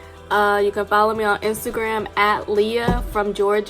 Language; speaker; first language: English; native; English